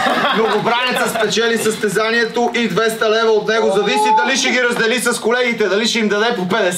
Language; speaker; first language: Bulgarian; native; Bulgarian